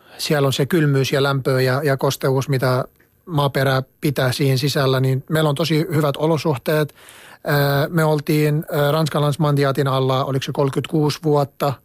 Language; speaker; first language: Finnish; non-native, fluent; Arabic